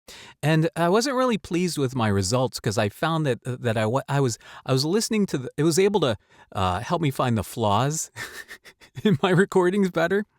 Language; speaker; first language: English; native; English